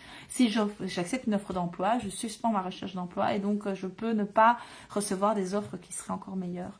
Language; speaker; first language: French; native; French